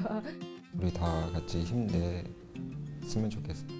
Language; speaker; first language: Korean; non-native, fluent; Chinese